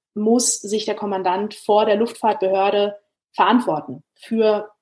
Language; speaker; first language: German; native; German